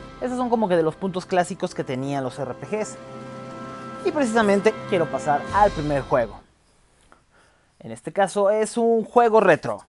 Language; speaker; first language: Spanish; native; Spanish